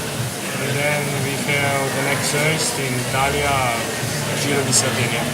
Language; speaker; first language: English; non-native, learner; Slovenian